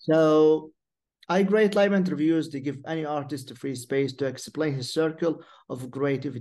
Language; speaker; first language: English; non-native, fluent; Arabic